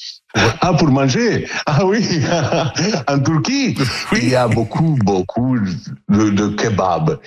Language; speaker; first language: French; non-native, learner; Italian